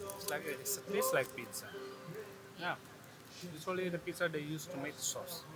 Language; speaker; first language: English; non-native, local second language; Filipino